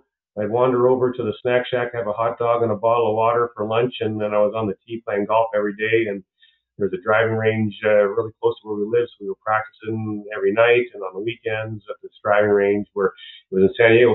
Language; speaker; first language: English; native; English